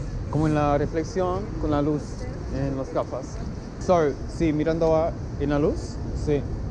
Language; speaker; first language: Spanish; non-native, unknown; English